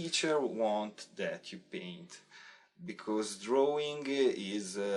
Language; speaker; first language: English; non-native, learner; Italian